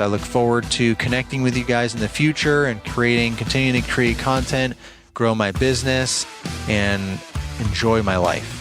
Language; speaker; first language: English; native; English